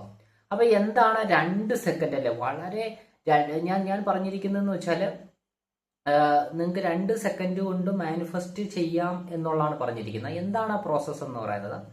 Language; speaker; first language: Malayalam; native; Malayalam